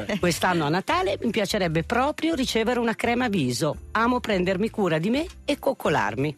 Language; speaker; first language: Italian; native; Italian